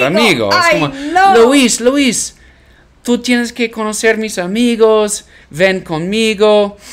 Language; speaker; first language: Spanish; non-native, learner; English